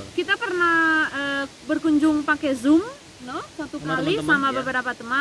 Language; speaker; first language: Indonesian; non-native, fluent; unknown